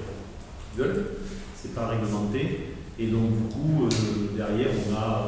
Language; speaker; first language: French; native; French